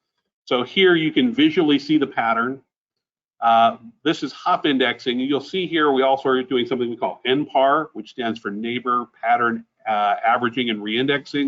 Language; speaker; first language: English; native; English